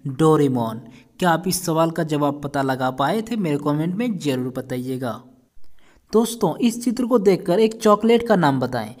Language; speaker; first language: Hindi; native; Hindi